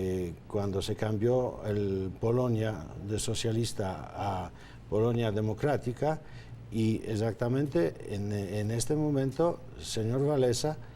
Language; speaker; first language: Spanish; non-native, fluent; Polish